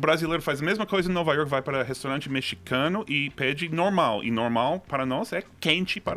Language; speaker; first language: Portuguese; non-native, fluent; English